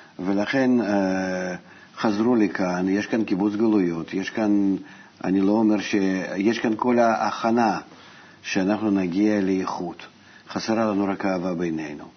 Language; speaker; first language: Hebrew; non-native, fluent; Russian